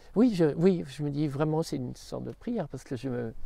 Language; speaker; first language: French; native; French